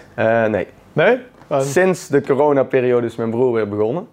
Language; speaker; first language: Dutch; native; Dutch